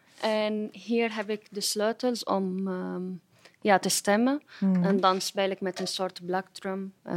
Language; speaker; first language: Dutch; non-native, fluent; Arabic